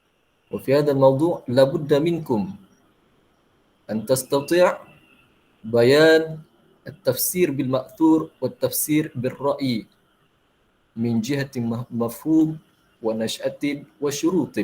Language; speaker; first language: Arabic; non-native, fluent; Malay